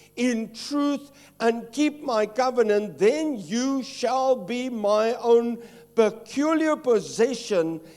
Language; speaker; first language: English; non-native, local second language; Afrikaans